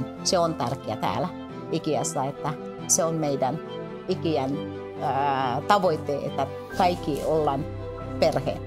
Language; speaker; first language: Finnish; non-native, fluent; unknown